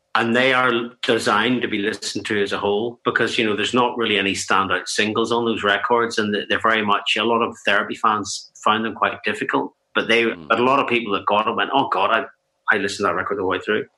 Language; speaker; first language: English; native; English